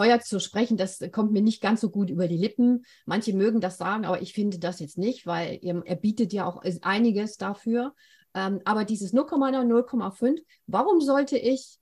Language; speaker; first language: German; native; German